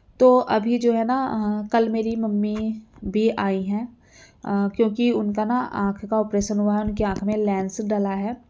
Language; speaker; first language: Hindi; native; Hindi